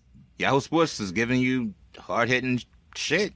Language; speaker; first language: English; native; English